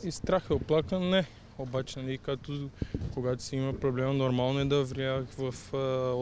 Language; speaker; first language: Bulgarian; non-native, fluent; Portuguese